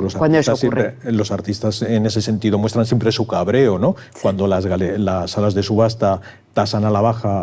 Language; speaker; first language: Spanish; native; Spanish